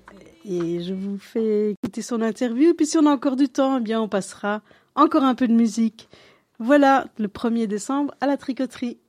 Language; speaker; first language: French; native; French